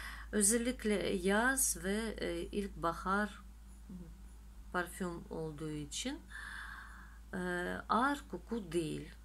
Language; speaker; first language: Turkish; non-native, fluent; Russian